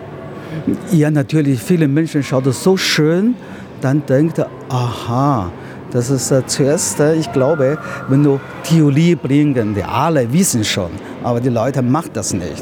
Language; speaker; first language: German; non-native, learner; Chinese